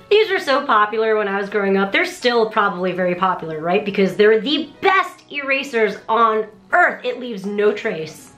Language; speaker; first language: English; native; English